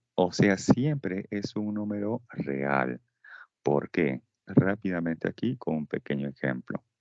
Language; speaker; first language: Spanish; native; Spanish